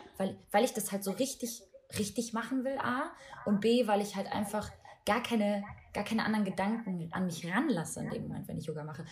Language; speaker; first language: German; early bilingual, other home language; Albanian